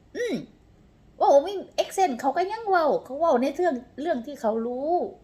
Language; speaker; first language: Thai; non-native, local second language; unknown